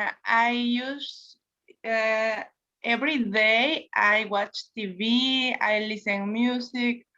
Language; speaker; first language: English; non-native, learner; Spanish